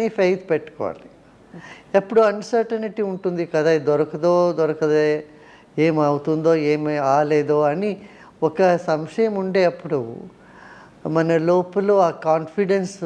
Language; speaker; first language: Telugu; non-native, local second language; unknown